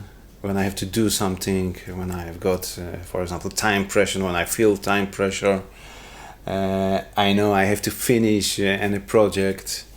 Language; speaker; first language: English; non-native, learner; Polish